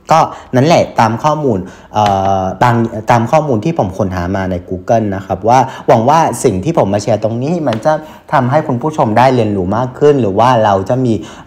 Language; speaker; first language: Thai; non-native, fluent; Vietnamese